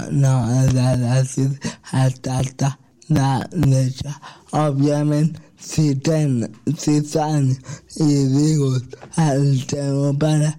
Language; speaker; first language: Catalan; non-native, local second language; Spanish